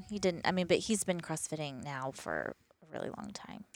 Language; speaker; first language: English; native; English